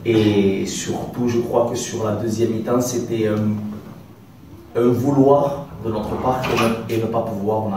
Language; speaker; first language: French; native; French